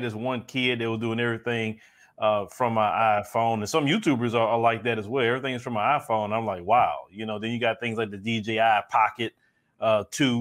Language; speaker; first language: English; native; English